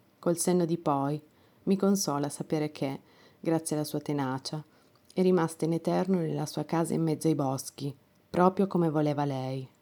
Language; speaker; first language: Italian; non-native, fluent; Romanian